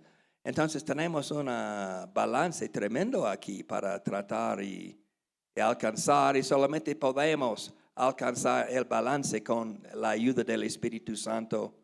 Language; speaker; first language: Spanish; non-native, learner; English